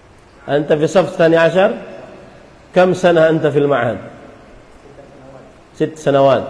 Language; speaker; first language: Arabic; non-native, fluent; Indonesian